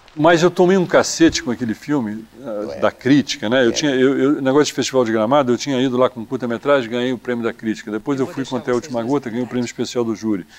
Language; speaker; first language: Portuguese; native; Portuguese